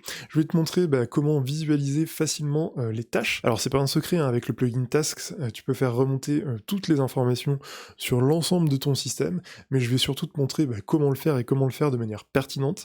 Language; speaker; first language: French; native; French